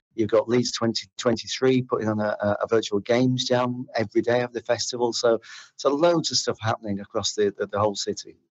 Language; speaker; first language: English; native; English